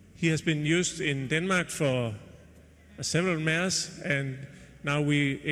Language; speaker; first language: English; non-native, fluent; Danish